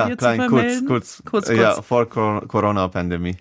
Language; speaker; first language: German; non-native, fluent; Persian